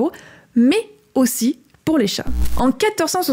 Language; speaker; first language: French; native; French